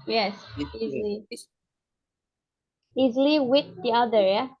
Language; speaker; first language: English; non-native, learner; Indonesian